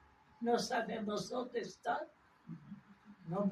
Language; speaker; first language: Spanish; non-native, fluent; English